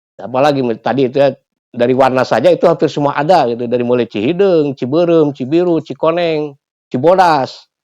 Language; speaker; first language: Indonesian; non-native, local second language; Sundanese